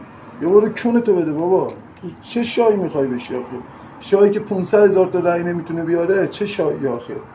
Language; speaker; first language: Persian; native; Persian